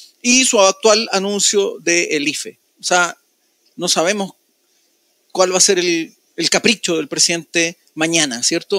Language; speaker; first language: Spanish; native; Spanish